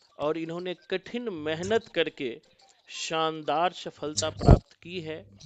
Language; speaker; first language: Hindi; native; Hindi